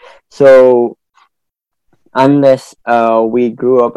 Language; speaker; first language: English; non-native, local second language; Pashto